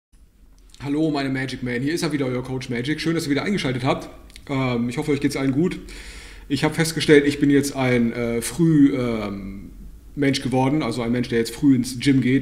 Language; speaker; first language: German; native; German